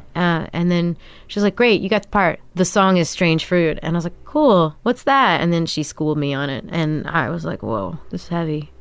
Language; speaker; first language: English; native; English